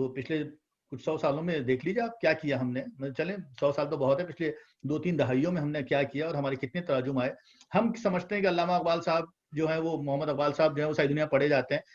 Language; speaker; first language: Urdu; native; Urdu